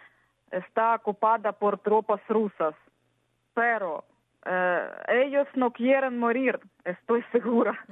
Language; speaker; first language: Spanish; non-native, learner; Ukrainian